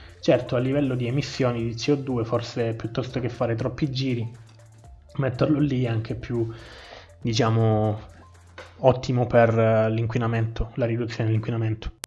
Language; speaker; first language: Italian; native; Italian